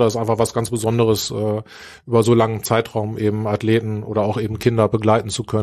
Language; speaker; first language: German; native; German